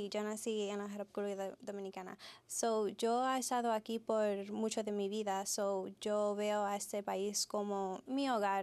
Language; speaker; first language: Spanish; early bilingual, heritage; Spanish